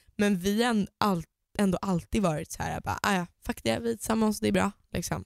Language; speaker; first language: Swedish; native; Swedish